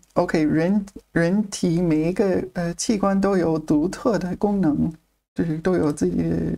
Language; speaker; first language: Chinese; non-native, fluent; English